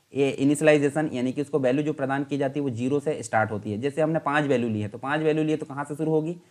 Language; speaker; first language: Hindi; native; Hindi